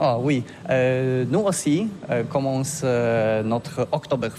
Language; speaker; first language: French; non-native, learner; Polish